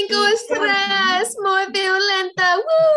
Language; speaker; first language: Spanish; non-native, learner; English